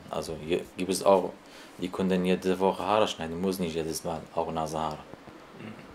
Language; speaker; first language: German; non-native, learner; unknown